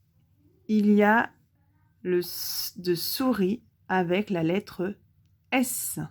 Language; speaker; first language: French; native; French